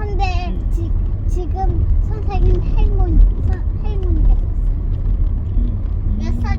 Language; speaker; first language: Korean; early bilingual, other home language; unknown